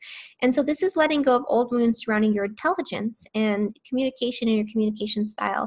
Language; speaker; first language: English; native; English